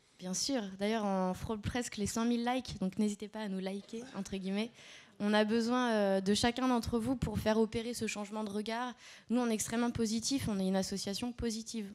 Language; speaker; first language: French; native; French